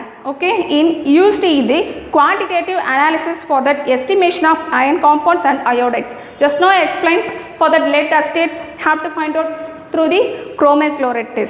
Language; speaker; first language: English; non-native, local second language; Tamil